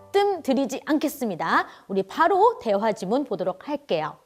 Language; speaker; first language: Korean; native; Korean